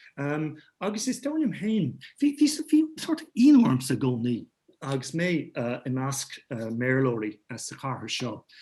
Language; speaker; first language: Irish; non-native, local second language; English